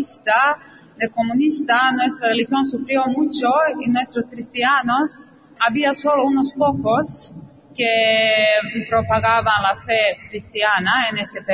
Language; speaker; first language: Spanish; non-native, fluent; Serbian